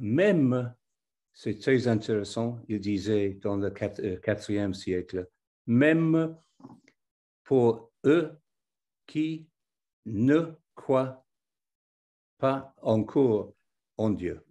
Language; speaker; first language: French; non-native, fluent; English